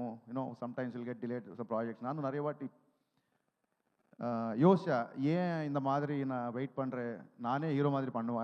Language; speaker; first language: Tamil; non-native, learner; Telugu